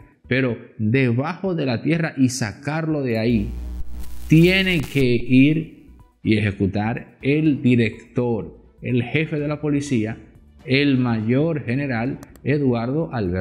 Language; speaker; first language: Spanish; native; Spanish